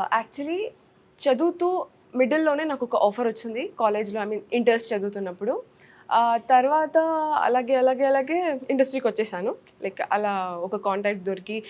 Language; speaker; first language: Telugu; native; Telugu